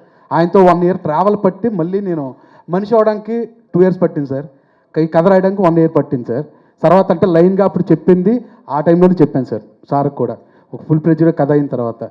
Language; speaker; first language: Telugu; native; Telugu